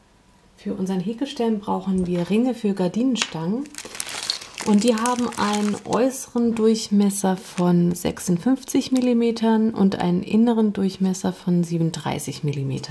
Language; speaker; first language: German; native; German